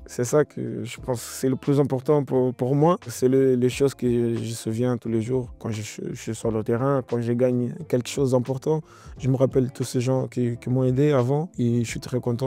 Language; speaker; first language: French; non-native, learner; Portuguese